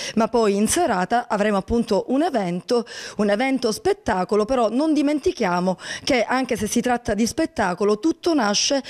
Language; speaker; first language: Italian; native; Italian